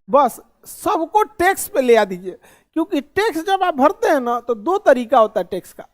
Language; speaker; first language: Hindi; native; Hindi